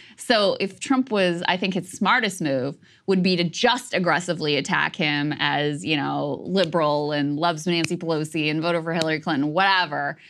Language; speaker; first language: English; native; English